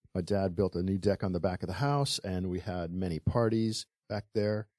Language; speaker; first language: English; native; English